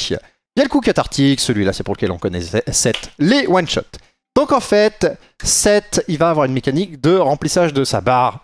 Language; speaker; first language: French; native; French